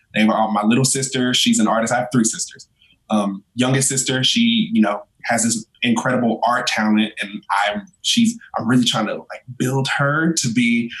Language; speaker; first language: English; native; English